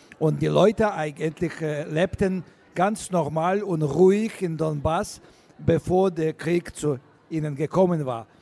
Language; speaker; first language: German; non-native, learner; Russian